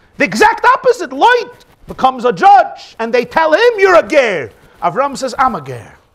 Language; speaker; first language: English; native; English